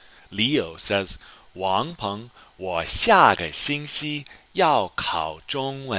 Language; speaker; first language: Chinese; non-native, fluent; English